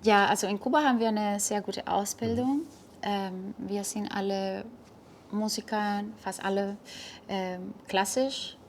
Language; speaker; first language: German; non-native, fluent; Spanish